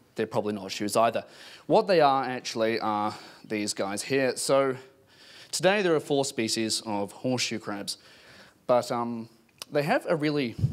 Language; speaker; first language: English; native; English